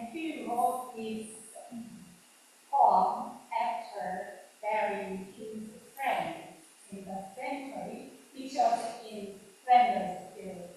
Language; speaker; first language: English; non-native, learner; Korean